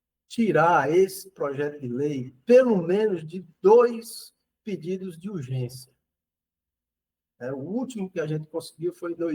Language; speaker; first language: Portuguese; native; Portuguese